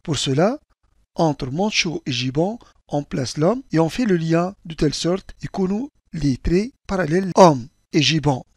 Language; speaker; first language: French; non-native, local second language; Arabic